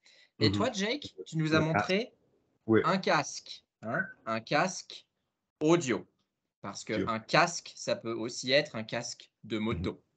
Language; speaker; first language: French; non-native, fluent; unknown